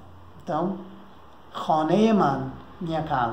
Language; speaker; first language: Portuguese; non-native, fluent; Persian